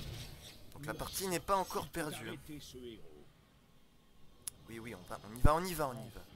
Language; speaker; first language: French; native; French